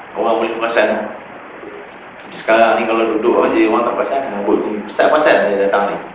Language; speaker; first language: Malay; native; Malay